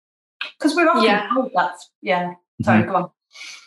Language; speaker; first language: English; native; English